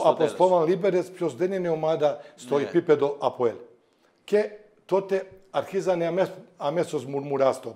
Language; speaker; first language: Greek; non-native, fluent; Serbian